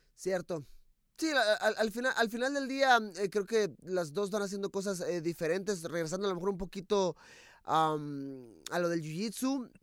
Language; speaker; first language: Spanish; native; Spanish